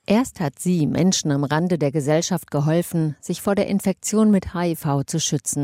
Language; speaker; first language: German; native; German